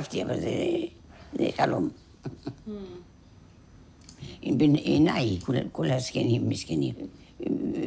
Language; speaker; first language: Hebrew; non-native, fluent; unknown